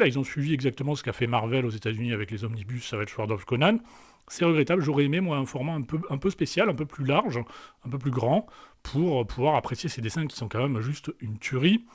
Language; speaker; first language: French; native; French